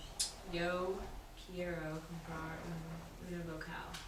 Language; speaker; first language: Spanish; non-native, learner; English